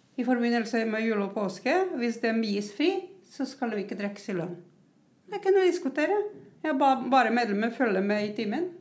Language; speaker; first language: Norwegian; non-native, fluent; Croatian